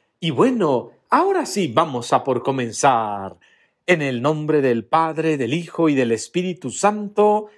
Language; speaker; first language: Spanish; native; Spanish